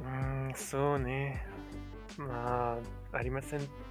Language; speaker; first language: Japanese; non-native, learner; French